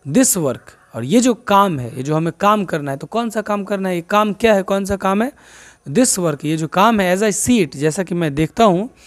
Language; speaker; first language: Hindi; non-native, local second language; Maithili